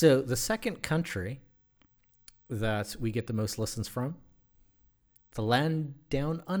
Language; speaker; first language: English; native; English